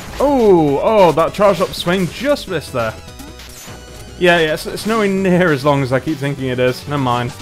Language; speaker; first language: English; native; English